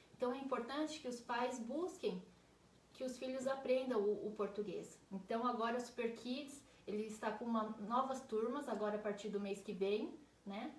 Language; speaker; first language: Portuguese; native; Portuguese